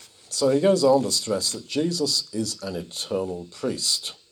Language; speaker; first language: English; native; English